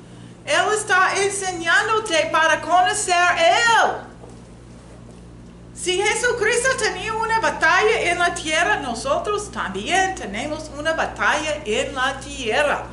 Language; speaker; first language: Spanish; non-native, learner; English